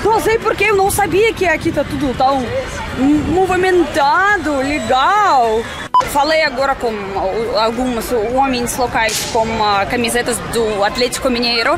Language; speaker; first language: Portuguese; non-native, fluent; Russian